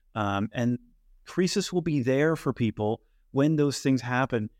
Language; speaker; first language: English; native; English